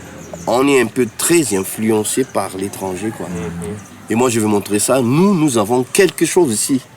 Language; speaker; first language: French; non-native, local second language; Malagasy